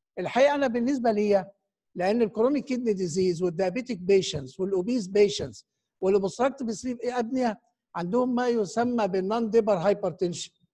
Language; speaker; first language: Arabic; native; Arabic